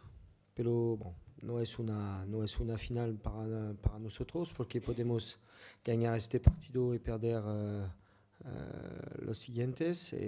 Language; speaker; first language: Spanish; non-native, fluent; French